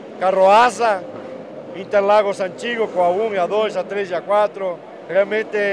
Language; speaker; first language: Portuguese; non-native, fluent; Spanish